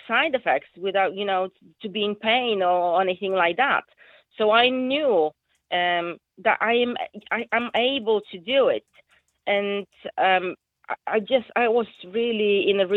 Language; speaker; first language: English; non-native, fluent; Polish